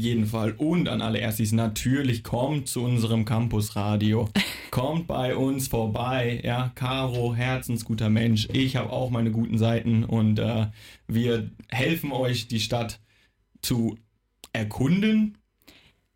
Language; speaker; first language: German; native; German